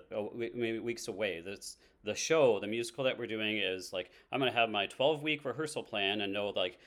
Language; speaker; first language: English; native; English